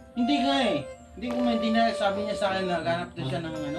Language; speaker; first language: Filipino; non-native, local second language; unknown